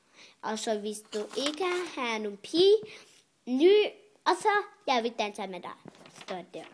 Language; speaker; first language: Danish; early bilingual, other home language; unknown